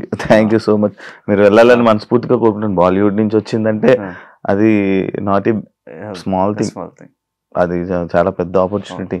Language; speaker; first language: Telugu; native; Telugu